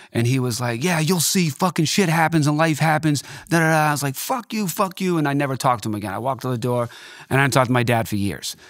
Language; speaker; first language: English; native; English